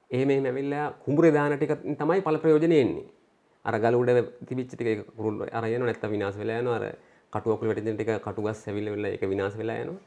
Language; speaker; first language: Sinhala; native; Sinhala